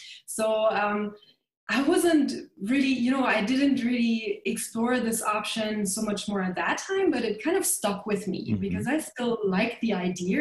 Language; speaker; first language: English; non-native, fluent; German